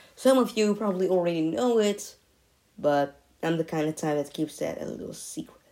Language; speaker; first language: English; non-native, fluent; Dutch